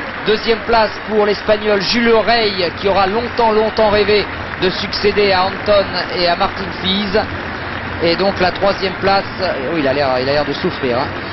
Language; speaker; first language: French; native; French